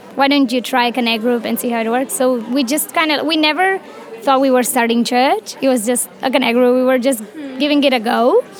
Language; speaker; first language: English; non-native, fluent; Romanian